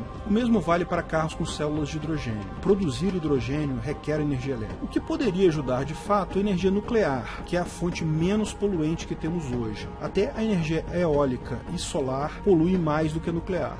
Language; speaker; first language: Portuguese; native; Portuguese